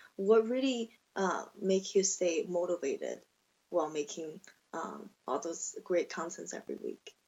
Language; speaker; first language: English; non-native, fluent; Chinese